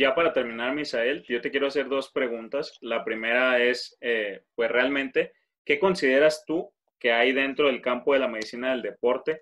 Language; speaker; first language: Spanish; native; Spanish